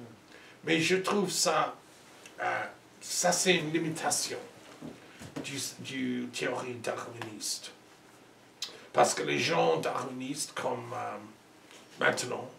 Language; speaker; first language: French; non-native, learner; English